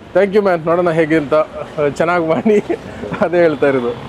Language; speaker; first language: Kannada; non-native, local second language; Malayalam